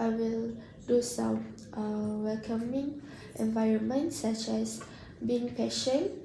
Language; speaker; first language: English; non-native, learner; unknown